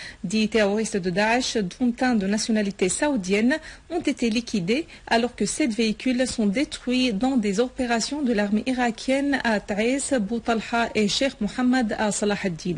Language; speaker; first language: French; non-native, fluent; Arabic